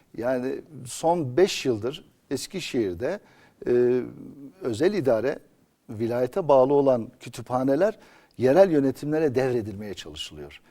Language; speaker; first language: Turkish; native; Turkish